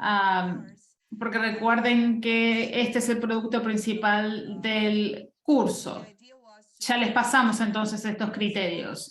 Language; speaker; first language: Spanish; non-native, fluent; Portuguese